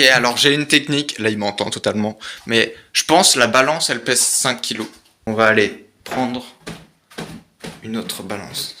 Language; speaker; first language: French; native; French